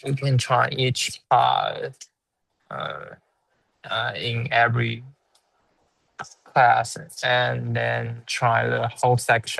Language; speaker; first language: English; non-native, learner; Chinese